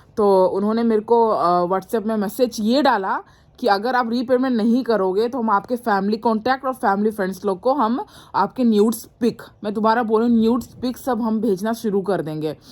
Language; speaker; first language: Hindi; non-native, local second language; Mizo